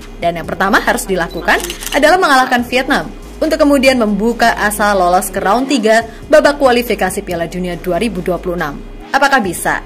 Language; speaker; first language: Indonesian; native; Indonesian